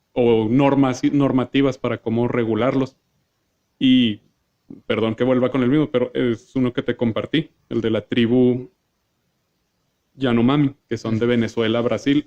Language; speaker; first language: Spanish; native; Spanish